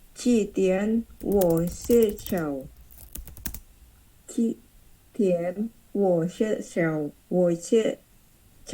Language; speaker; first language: Chinese; non-native, learner; Indonesian